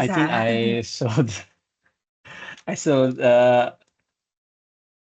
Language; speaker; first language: English; non-native, learner; Indonesian